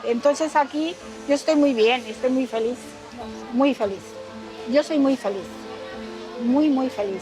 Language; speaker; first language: Spanish; non-native, fluent; Romanian